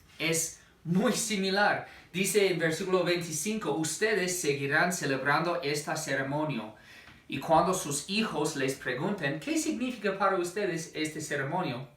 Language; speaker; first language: Spanish; non-native, fluent; English